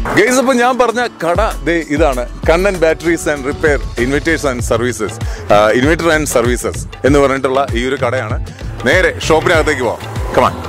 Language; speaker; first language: Malayalam; native; Malayalam